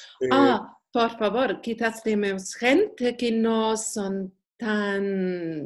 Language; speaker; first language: Spanish; non-native, learner; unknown